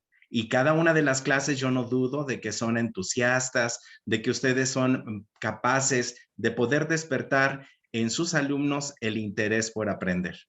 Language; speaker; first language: Spanish; native; Spanish